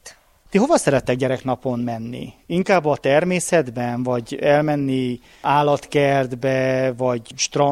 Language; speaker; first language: Hungarian; native; Hungarian